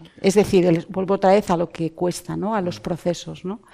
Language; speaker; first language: Spanish; native; Spanish